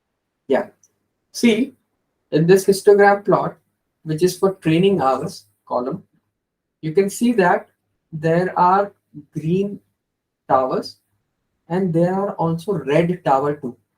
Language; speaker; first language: English; non-native, local second language; Hindi